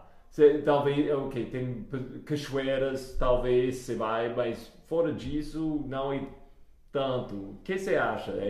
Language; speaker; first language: Portuguese; non-native, fluent; English